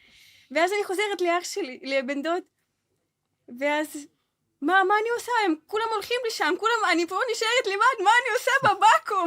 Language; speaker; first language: Hebrew; non-native, fluent; Russian